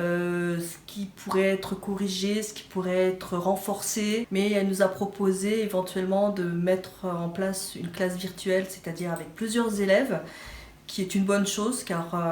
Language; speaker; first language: French; native; French